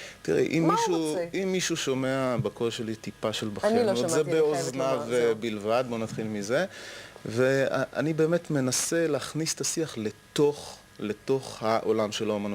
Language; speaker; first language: Hebrew; native; Hebrew